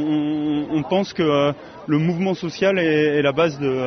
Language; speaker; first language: French; native; French